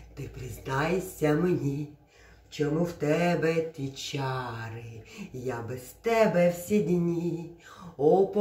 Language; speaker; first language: Ukrainian; non-native, local second language; Russian